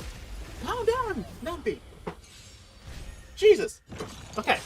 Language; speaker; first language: English; native; English